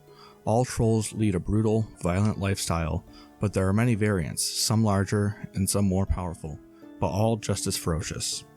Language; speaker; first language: English; native; English